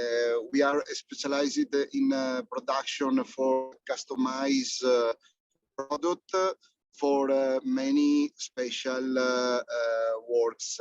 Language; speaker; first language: English; non-native, fluent; Italian